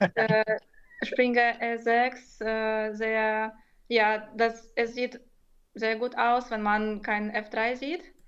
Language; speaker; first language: German; non-native, fluent; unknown